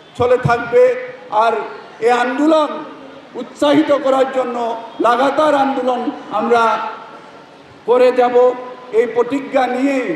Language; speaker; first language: Bangla; non-native, learner; Assamese